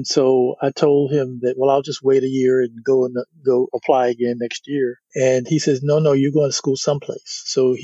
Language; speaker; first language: English; native; English